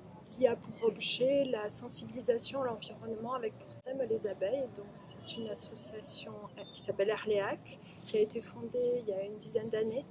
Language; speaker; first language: French; native; French